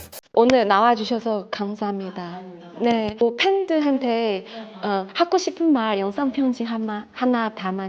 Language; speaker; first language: Korean; non-native, fluent; Chinese